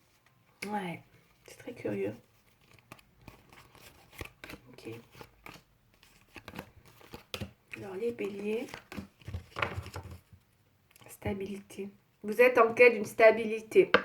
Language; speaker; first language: French; native; French